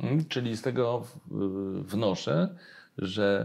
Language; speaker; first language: Polish; native; Polish